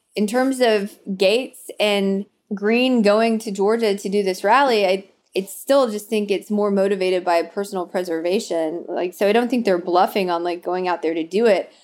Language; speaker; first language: English; native; English